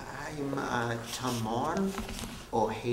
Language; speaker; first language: Hebrew; non-native, learner; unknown